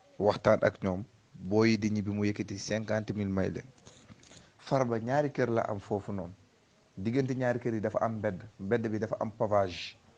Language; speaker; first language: Wolof; non-native, local second language; Fula